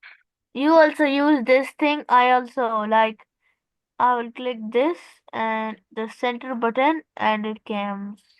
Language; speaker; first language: English; non-native, local second language; Urdu